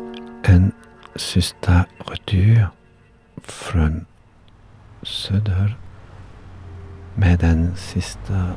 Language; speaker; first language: Swedish; non-native, learner; French